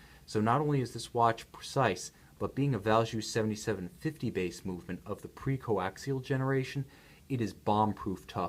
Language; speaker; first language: English; native; English